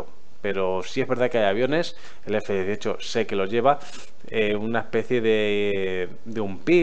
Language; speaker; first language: Spanish; native; Spanish